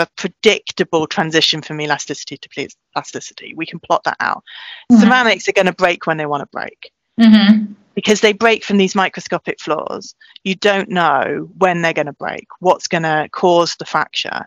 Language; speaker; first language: English; native; English